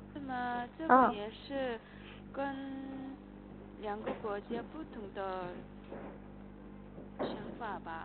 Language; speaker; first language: Chinese; non-native, learner; Korean